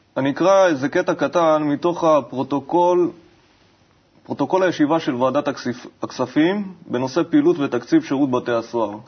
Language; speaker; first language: Hebrew; native; Hebrew